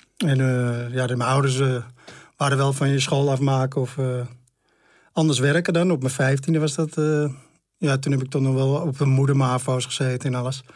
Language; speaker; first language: Dutch; native; Dutch